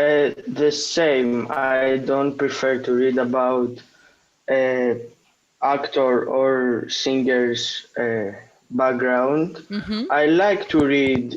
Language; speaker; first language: English; non-native, fluent; Greek